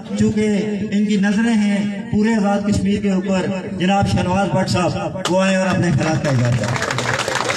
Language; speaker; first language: Urdu; non-native, local second language; Pahari-Potwari